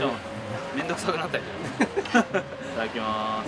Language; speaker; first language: Japanese; native; Japanese